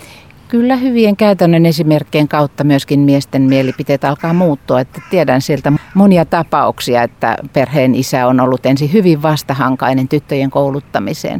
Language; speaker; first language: Finnish; native; Finnish